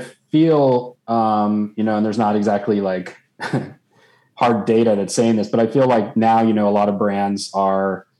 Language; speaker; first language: English; native; English